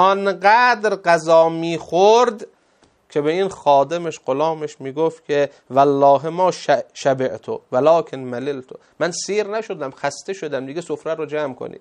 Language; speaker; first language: Persian; native; Persian